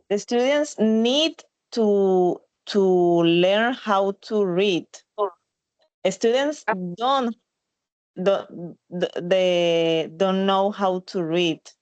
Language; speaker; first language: English; non-native, learner; Spanish